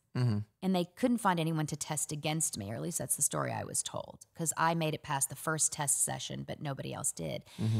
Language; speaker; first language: English; native; English